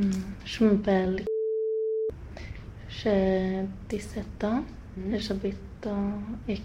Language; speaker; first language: French; non-native, learner; Swedish